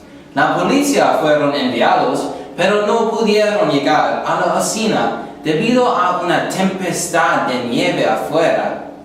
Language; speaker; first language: Spanish; non-native, learner; English